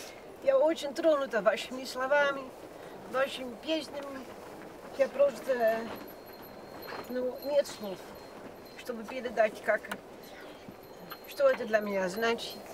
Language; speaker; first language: Russian; non-native, fluent; Dutch